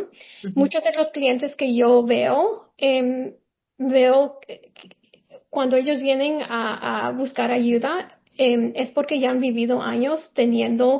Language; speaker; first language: Spanish; early bilingual, heritage; Spanish